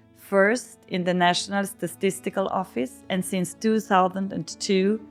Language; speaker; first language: English; non-native, fluent; Slovenian